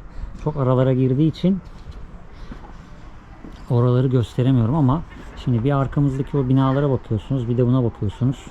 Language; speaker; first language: Turkish; native; Turkish